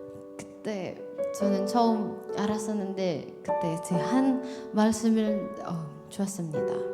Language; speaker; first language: Korean; non-native, learner; Indonesian